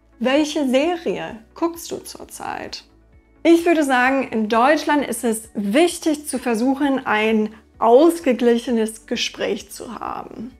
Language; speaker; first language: German; non-native, fluent; English